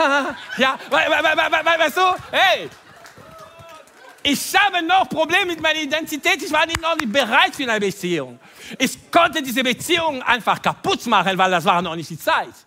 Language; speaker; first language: German; non-native, fluent; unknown